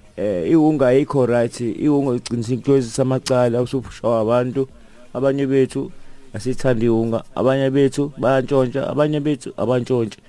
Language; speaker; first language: Zulu; native; Zulu